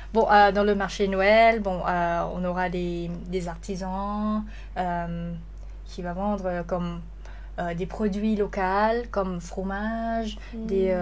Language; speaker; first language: French; non-native, learner; Lao